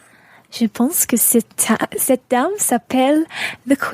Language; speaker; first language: French; non-native, learner; English